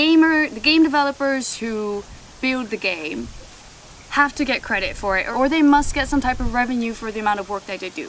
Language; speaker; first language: English; native; English